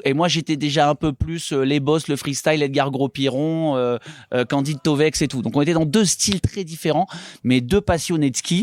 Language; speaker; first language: French; native; French